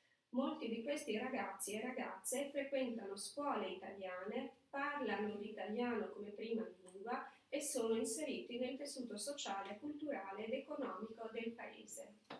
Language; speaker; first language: Italian; non-native, fluent; Albanian